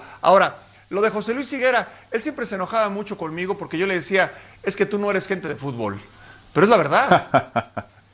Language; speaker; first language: Spanish; native; Spanish